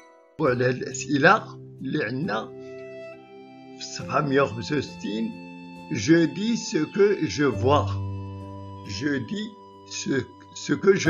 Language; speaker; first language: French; non-native, local second language; Arabic